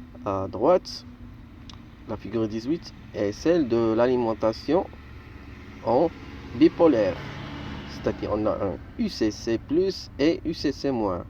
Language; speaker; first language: French; non-native, local second language; Arabic